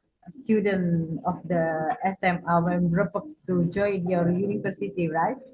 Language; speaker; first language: English; non-native, fluent; Indonesian